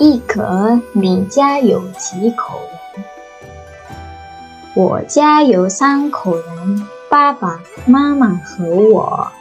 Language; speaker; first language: Chinese; non-native, fluent; Indonesian